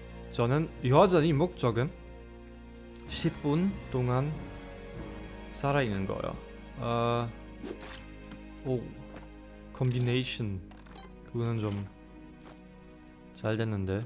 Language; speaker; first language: Korean; non-native, fluent; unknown